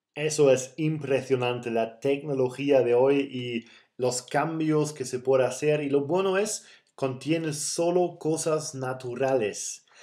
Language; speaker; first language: Spanish; non-native, fluent; German